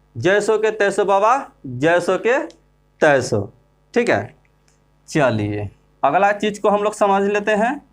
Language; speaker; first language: Hindi; native; Hindi